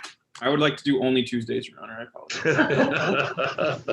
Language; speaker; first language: English; native; English